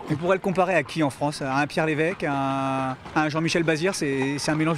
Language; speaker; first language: French; native; French